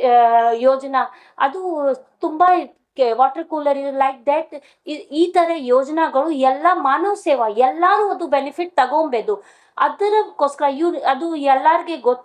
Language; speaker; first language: Kannada; non-native, local second language; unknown